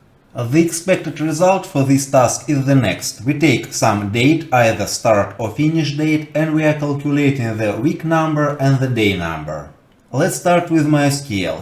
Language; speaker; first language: English; non-native, fluent; Russian